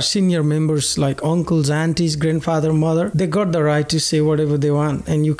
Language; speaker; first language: English; non-native, local second language; Nepali